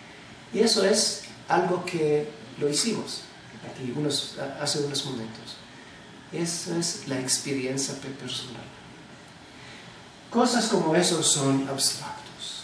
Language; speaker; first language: Spanish; non-native, fluent; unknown